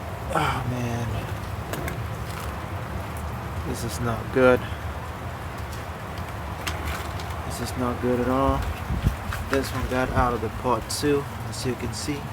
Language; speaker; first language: English; non-native, fluent; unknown